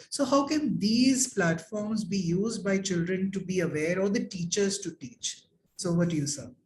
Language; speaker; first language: English; non-native, local second language; Hindi